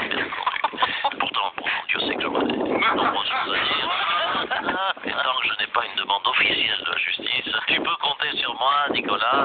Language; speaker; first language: French; native; French